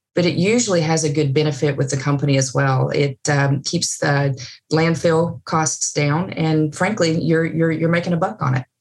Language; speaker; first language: English; native; English